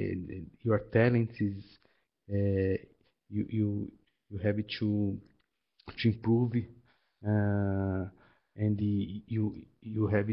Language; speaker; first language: English; non-native, learner; Portuguese